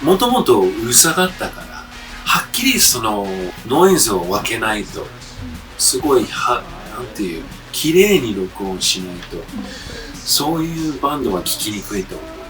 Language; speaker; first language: Japanese; non-native, fluent; English